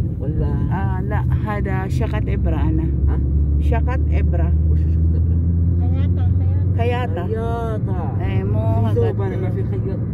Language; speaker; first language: Arabic; non-native, learner; Filipino